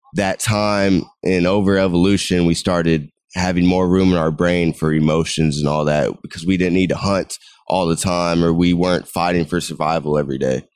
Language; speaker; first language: English; native; English